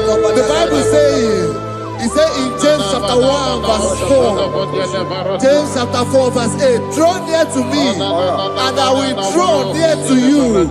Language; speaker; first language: English; non-native, local second language; Igbo